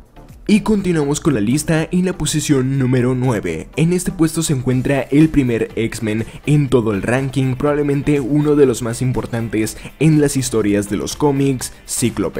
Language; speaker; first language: Spanish; native; Spanish